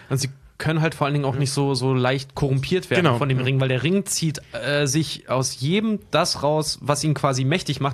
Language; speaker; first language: German; native; German